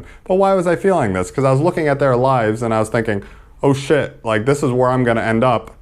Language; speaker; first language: English; native; English